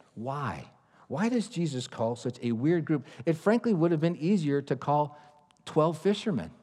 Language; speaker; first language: English; native; English